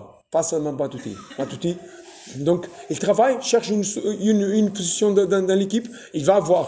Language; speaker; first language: French; non-native, fluent; Portuguese